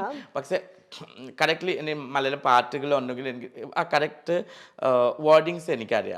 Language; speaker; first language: Malayalam; non-native, learner; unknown